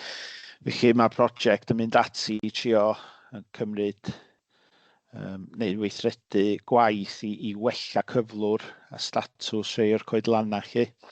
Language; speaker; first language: Welsh; native; Welsh